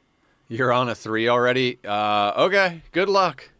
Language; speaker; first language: English; native; English